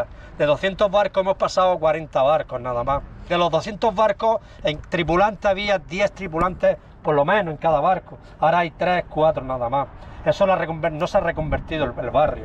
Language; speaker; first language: Spanish; native; Spanish